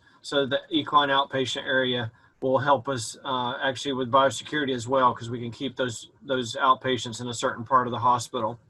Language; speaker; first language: English; native; English